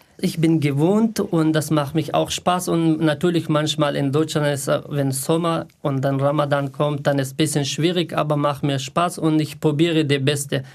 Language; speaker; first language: German; non-native, learner; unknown